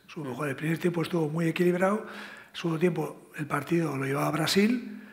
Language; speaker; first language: Spanish; native; Spanish